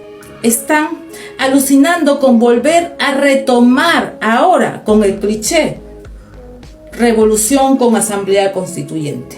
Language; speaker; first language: Spanish; native; Spanish